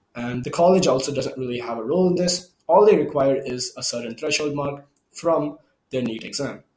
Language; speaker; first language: English; non-native, local second language; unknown